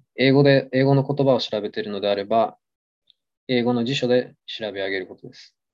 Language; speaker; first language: Japanese; native; Japanese